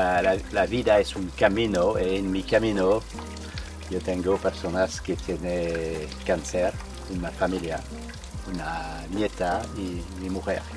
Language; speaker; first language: Spanish; non-native, learner; French